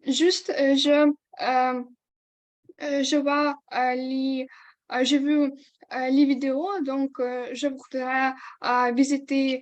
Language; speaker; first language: French; non-native, learner; Ukrainian